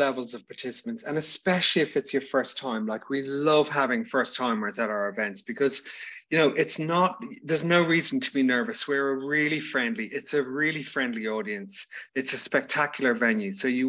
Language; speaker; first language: English; native; English